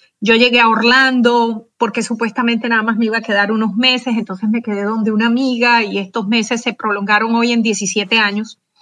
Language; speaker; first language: Spanish; native; Spanish